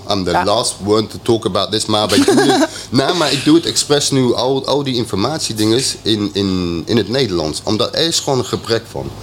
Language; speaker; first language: Dutch; non-native, fluent; English